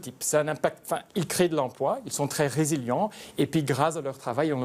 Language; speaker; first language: French; native; French